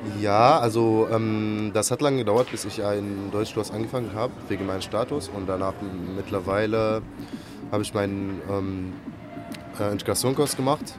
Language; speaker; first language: German; non-native, fluent; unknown